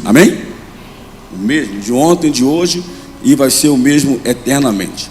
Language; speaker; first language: Portuguese; native; Portuguese